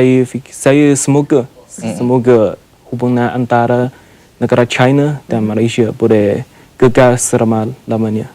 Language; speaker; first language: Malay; non-native, learner; Chinese